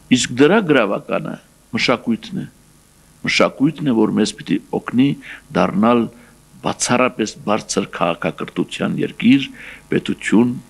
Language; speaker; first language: Armenian; native; Armenian